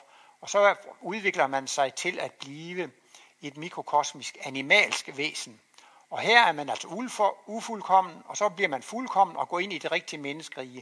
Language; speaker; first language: Danish; native; Danish